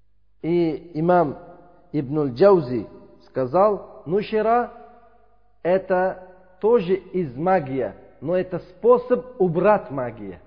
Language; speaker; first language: Russian; non-native, learner; Uzbek